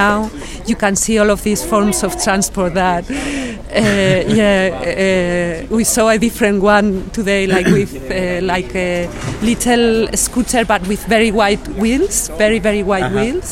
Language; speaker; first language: English; non-native, fluent; Spanish